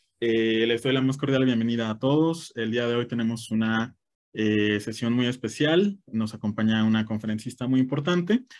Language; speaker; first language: Spanish; native; Spanish